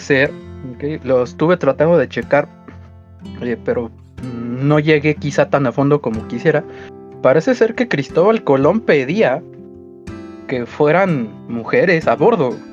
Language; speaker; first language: Spanish; native; Spanish